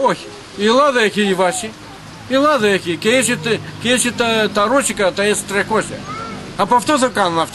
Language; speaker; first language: Greek; non-native, learner; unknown